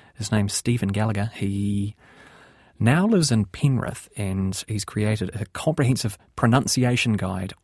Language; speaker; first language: English; native; English